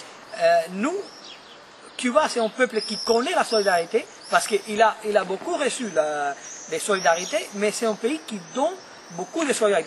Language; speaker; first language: French; non-native, fluent; Spanish